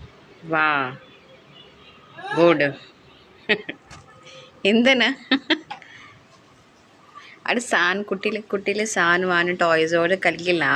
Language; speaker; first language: Malayalam; non-native, learner; Hindi